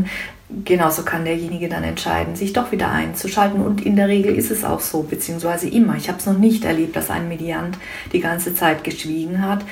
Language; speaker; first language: German; native; German